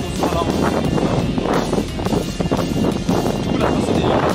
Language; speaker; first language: French; native; French